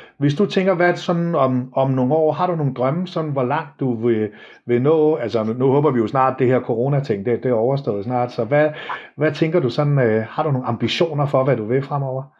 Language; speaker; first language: Danish; native; Danish